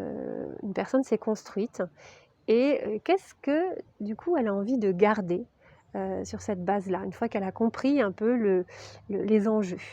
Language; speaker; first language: French; native; French